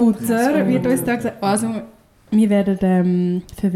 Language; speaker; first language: German; native; German